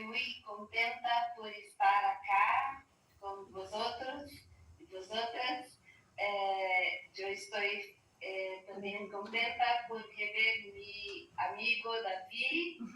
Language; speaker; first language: Spanish; non-native, learner; Portuguese